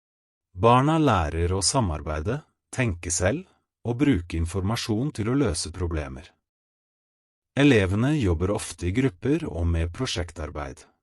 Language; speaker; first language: Norwegian; non-native, fluent; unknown